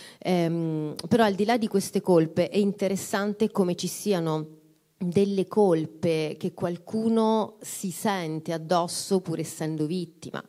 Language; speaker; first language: Italian; native; Italian